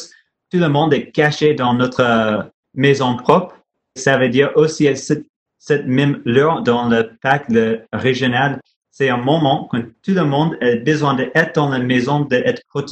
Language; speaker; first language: French; non-native, learner; English